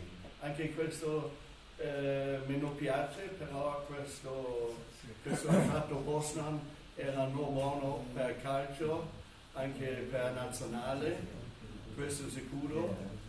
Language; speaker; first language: Italian; non-native, fluent; German